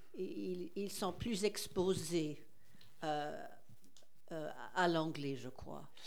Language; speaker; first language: French; non-native, fluent; English